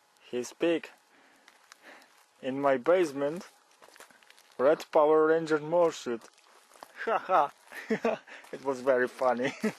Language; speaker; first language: English; non-native, learner; Polish